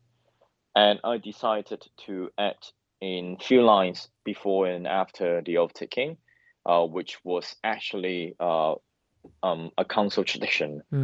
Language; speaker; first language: English; non-native, local second language; Cantonese